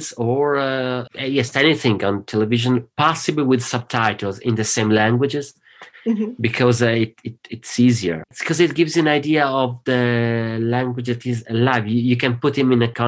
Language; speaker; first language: English; non-native, fluent; Italian